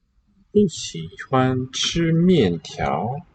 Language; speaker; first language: Chinese; non-native, learner; English